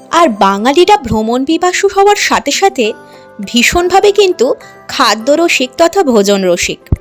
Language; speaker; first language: Bangla; native; Bangla